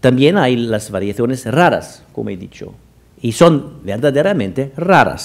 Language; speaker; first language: Spanish; non-native, fluent; German